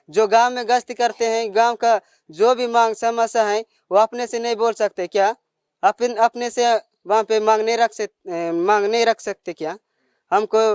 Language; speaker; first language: Hindi; non-native, local second language; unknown